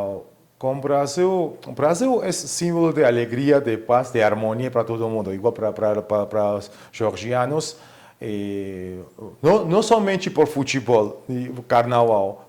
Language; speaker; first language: Portuguese; non-native, fluent; Georgian